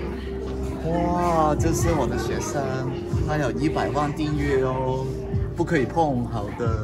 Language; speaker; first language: Chinese; non-native, local second language; Cantonese